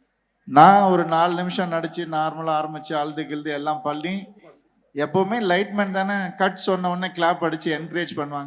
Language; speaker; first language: Tamil; native; Tamil